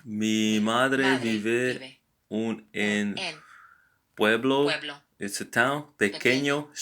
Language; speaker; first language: Spanish; non-native, learner; English